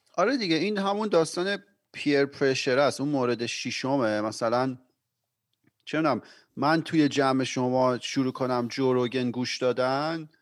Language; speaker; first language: Persian; native; Persian